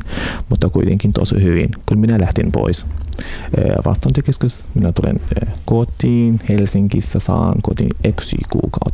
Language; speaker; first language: Finnish; non-native, learner; Arabic